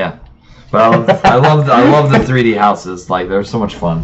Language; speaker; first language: English; native; English